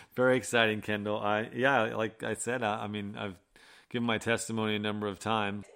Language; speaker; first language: English; native; English